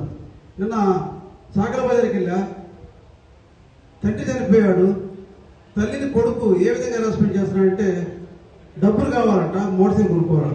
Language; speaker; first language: Telugu; native; Telugu